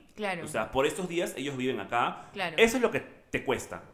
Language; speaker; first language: Spanish; native; Spanish